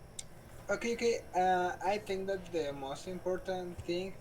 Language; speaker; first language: English; non-native, learner; Spanish